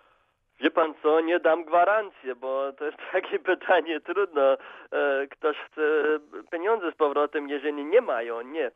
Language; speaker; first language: Polish; non-native, fluent; German